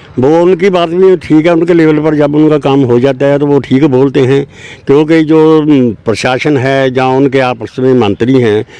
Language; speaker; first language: Hindi; non-native, local second language; Punjabi